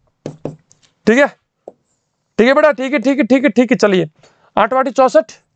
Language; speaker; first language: Hindi; native; Hindi